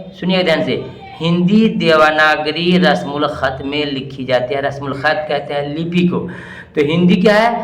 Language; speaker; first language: Urdu; native; Urdu